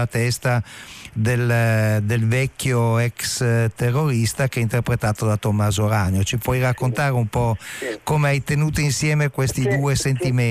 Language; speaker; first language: Italian; native; Italian